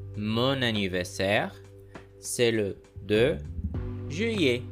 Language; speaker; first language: French; non-native, fluent; Portuguese